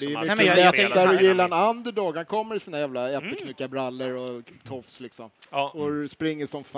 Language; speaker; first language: Swedish; native; Swedish